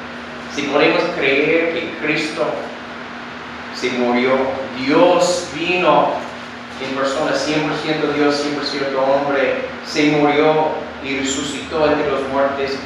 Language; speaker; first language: Spanish; non-native, fluent; English